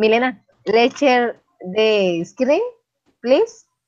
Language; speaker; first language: English; non-native, learner; Spanish